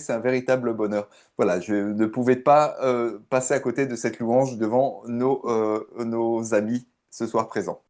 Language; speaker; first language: French; native; French